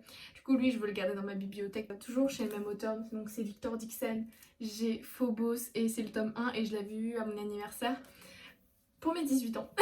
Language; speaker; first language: French; native; French